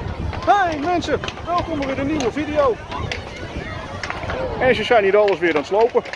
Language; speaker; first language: Dutch; native; Dutch